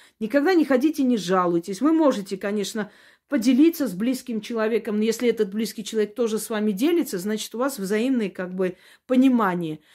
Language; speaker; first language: Russian; non-native, local second language; Armenian